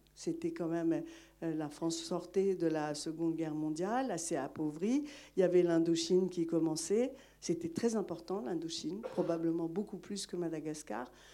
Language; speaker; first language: French; non-native, local second language; Malagasy